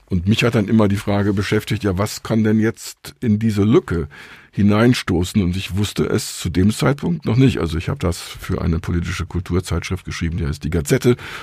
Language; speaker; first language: German; native; German